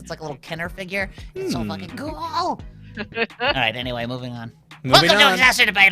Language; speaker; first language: English; native; English